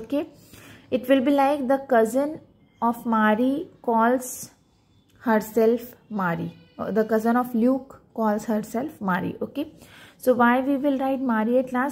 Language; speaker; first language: English; non-native, local second language; Hindi